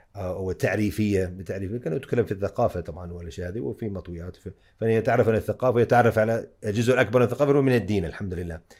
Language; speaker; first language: Arabic; non-native, fluent; English